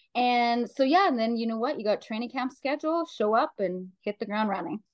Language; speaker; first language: English; native; English